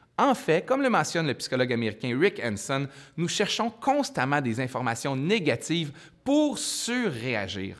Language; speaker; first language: French; native; French